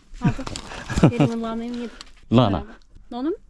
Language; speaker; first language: Korean; non-native, learner; Russian